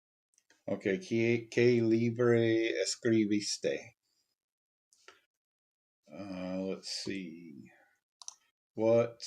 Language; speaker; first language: Spanish; non-native, learner; English